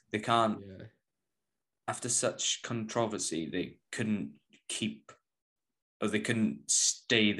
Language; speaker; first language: English; native; English